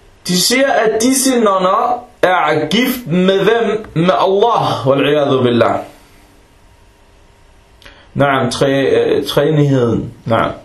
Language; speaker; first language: Danish; non-native, fluent; Arabic